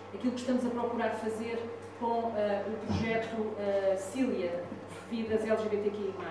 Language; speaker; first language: Portuguese; non-native, fluent; Italian